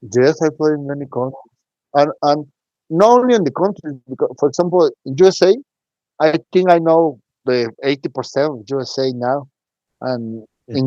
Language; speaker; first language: English; non-native, learner; Spanish